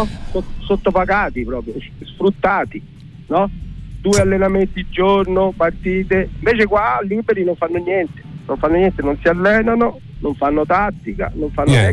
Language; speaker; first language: Italian; native; Italian